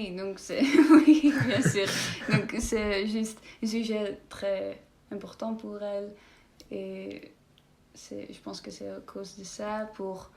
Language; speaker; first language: French; non-native, learner; Dutch